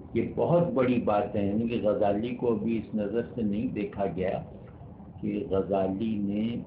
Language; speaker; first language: Urdu; native; Urdu